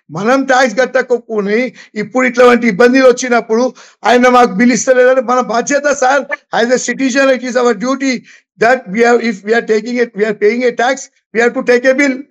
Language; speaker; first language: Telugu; non-native, local second language; Gujarati